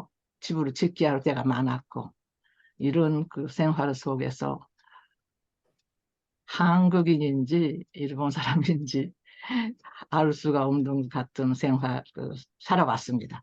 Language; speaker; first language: Korean; early bilingual, heritage; Korean